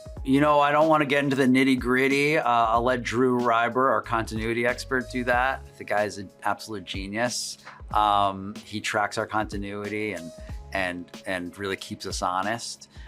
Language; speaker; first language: English; native; English